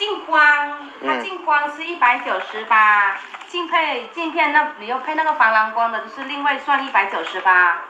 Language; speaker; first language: Chinese; native; Chinese